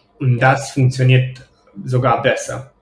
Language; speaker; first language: German; non-native, fluent; Romanian